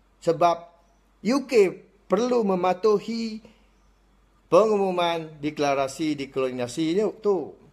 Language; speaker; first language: Malay; non-native, local second language; Iban